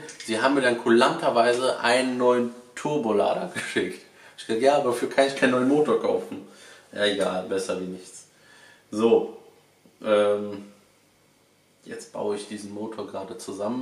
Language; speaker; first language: German; native; German